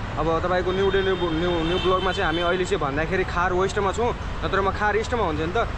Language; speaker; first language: Nepali; native; Nepali